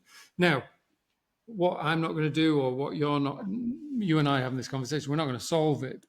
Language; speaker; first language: English; native; English